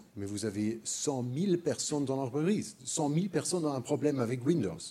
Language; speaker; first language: French; non-native, fluent; German